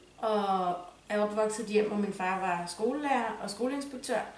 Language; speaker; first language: Danish; native; Danish